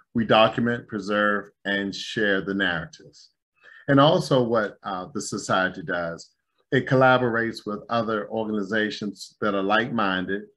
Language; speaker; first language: English; native; English